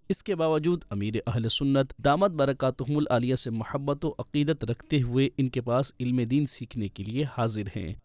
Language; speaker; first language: Urdu; native; Urdu